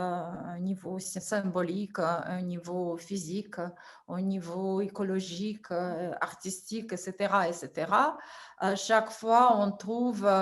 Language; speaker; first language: French; non-native, fluent; Russian